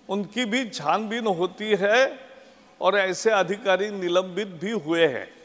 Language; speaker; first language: Hindi; non-native, local second language; Marathi